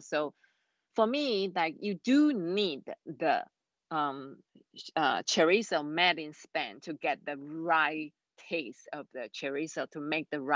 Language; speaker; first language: English; non-native, fluent; Chinese